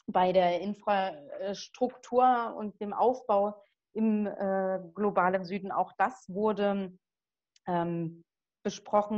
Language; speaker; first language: German; native; German